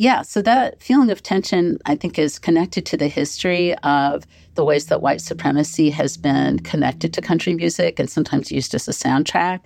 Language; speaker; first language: English; native; English